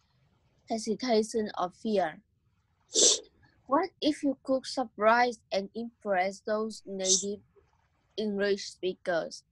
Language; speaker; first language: English; non-native, learner; Vietnamese